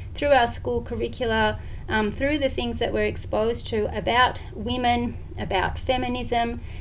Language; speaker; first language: English; native; English